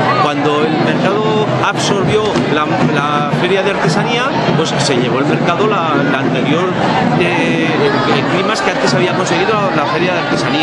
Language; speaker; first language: Spanish; native; Spanish